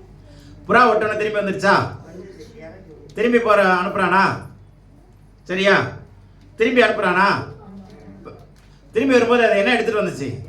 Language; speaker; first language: Tamil; native; Tamil